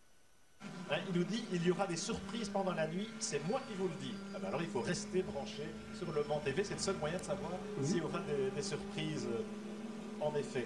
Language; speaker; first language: French; native; French